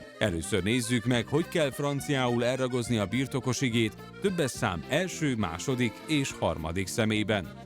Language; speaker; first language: Hungarian; native; Hungarian